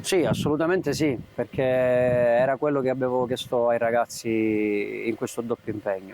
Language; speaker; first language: Italian; native; Italian